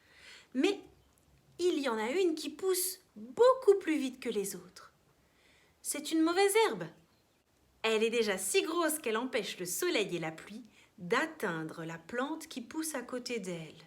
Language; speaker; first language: French; native; French